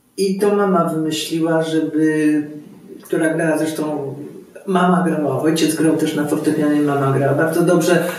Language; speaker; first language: Polish; native; Polish